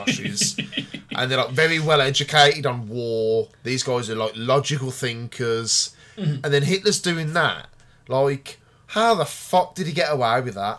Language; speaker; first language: English; native; English